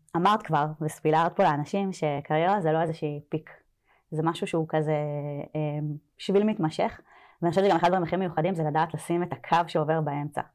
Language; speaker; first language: Hebrew; native; Hebrew